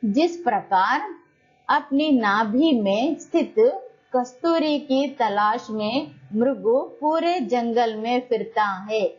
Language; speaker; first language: Hindi; non-native, local second language; Telugu